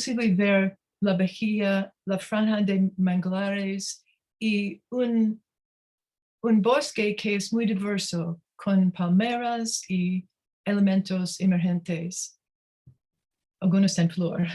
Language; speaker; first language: Spanish; non-native, learner; English